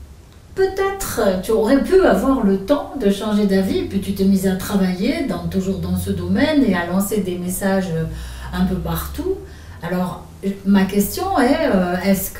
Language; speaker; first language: French; native; French